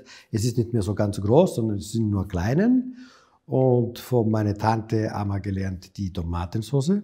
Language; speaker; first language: German; non-native, fluent; Italian